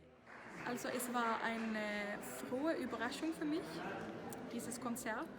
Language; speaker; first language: German; non-native, fluent; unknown